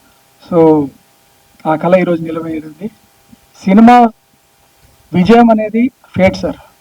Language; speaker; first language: Telugu; native; Telugu